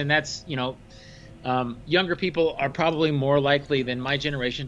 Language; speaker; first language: English; native; English